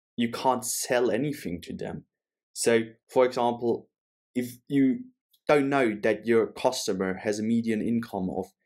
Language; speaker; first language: English; non-native, fluent; German